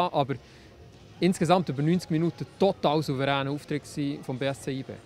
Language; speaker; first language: German; native; German